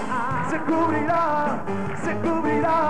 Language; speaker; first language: Spanish; native; Spanish